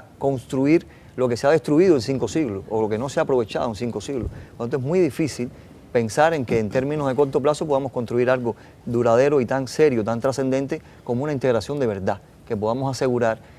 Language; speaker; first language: Spanish; native; Spanish